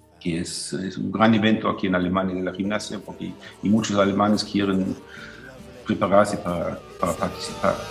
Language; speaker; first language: Spanish; non-native, fluent; German